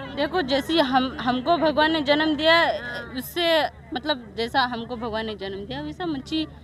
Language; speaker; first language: Hindi; non-native, local second language; Kannada